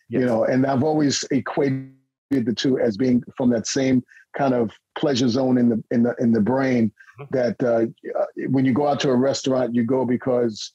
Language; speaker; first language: English; native; English